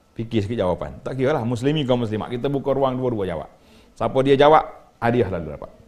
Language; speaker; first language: Malay; native; Malay